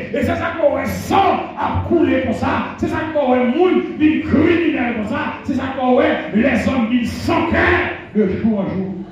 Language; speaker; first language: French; non-native, local second language; Haitian Creole